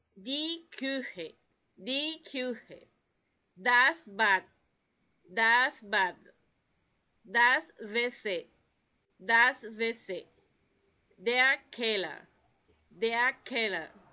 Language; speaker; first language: German; non-native, learner; Spanish